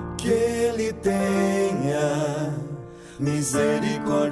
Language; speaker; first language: Portuguese; native; Portuguese